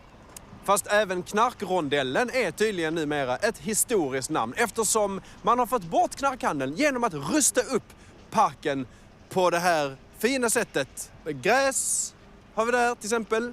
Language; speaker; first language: Swedish; native; Swedish